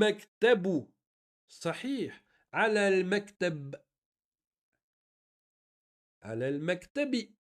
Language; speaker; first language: Arabic; non-native, fluent; French